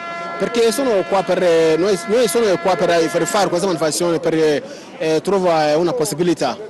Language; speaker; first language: Italian; non-native, learner; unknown